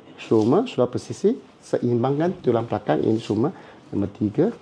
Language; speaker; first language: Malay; non-native, local second language; Cantonese